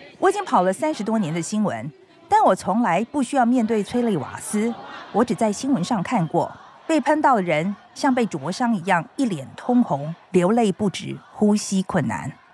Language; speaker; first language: Chinese; native; Chinese